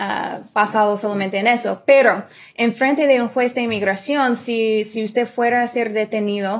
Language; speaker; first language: Spanish; early bilingual, other home language; English